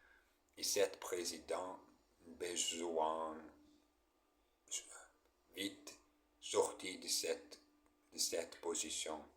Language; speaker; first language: French; non-native, learner; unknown